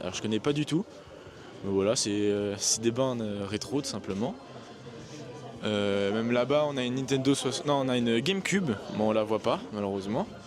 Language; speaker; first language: French; native; French